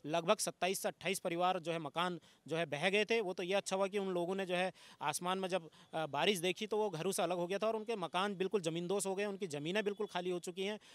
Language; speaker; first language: Hindi; native; Hindi